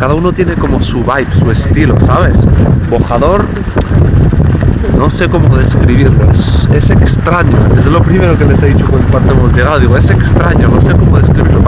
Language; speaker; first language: Spanish; native; Spanish